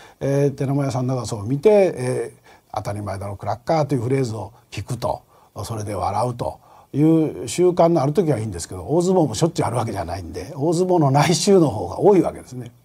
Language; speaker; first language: Japanese; native; Japanese